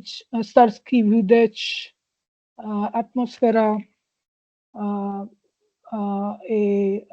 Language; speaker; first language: Czech; non-native, learner; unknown